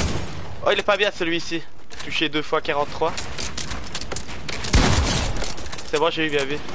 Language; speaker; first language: French; native; French